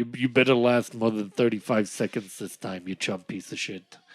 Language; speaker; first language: English; native; English